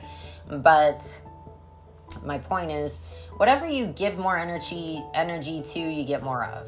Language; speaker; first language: English; native; English